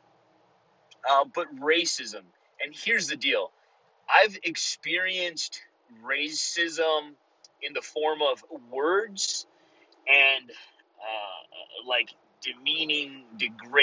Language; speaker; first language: English; early bilingual, other home language; Spanish